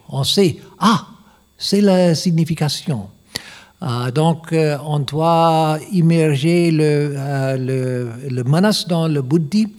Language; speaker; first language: French; non-native, learner; English